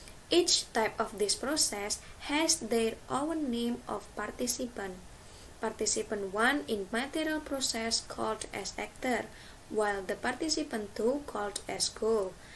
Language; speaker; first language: English; non-native, learner; Indonesian